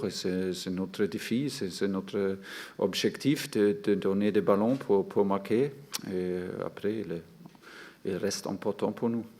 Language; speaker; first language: French; non-native, fluent; German